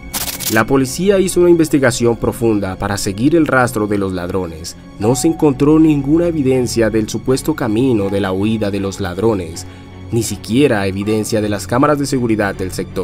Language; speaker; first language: Spanish; native; Spanish